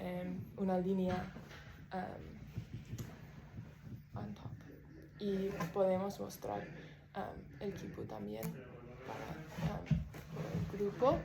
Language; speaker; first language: Spanish; non-native, learner; English